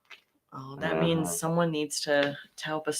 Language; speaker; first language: English; native; English